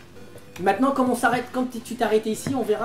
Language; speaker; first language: French; native; French